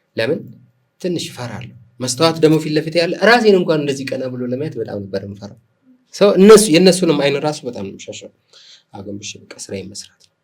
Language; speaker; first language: Amharic; non-native, local second language; Oromo